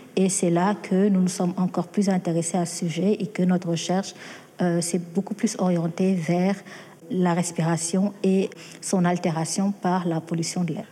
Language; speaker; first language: French; non-native, local second language; Wolof